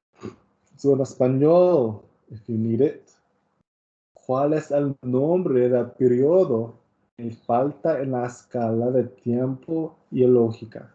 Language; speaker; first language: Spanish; non-native, learner; English